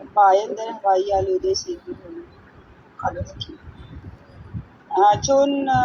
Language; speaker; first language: Persian; non-native, learner; Urdu